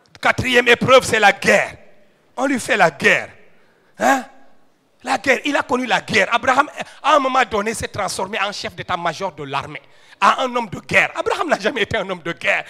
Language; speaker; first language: French; non-native, local second language; Wolof